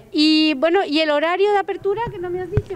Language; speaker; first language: Spanish; native; Spanish